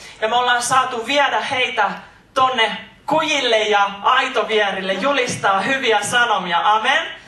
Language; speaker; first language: Finnish; native; Finnish